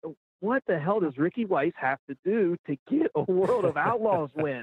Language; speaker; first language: English; native; English